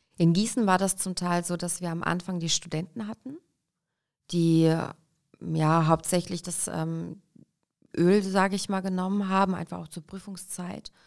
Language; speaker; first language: German; early bilingual, other home language; Russian